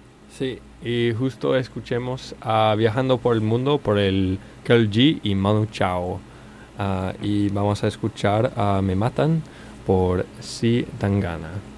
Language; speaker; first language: Spanish; non-native, learner; English